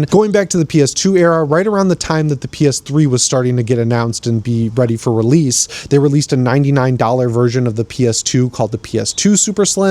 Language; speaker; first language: English; native; English